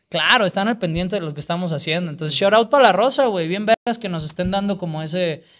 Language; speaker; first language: Spanish; native; Spanish